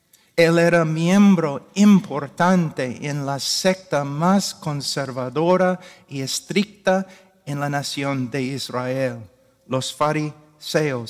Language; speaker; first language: Spanish; non-native, fluent; English